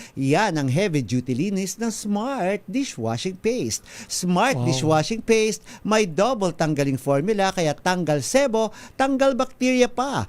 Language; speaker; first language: Filipino; native; Filipino